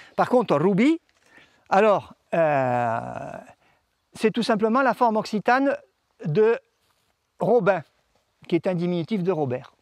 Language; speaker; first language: French; native; French